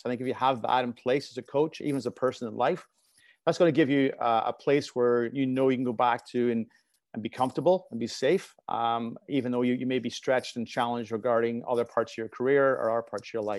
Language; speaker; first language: English; native; English